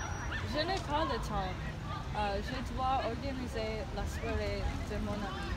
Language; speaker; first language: French; non-native, learner; English